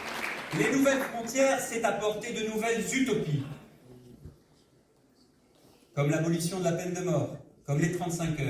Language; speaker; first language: French; native; French